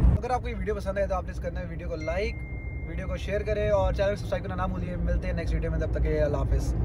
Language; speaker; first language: Urdu; native; Urdu